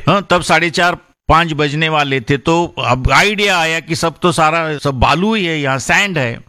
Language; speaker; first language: Hindi; non-native, local second language; Marathi